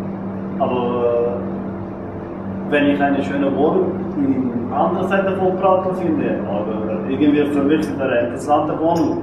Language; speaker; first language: German; non-native, learner; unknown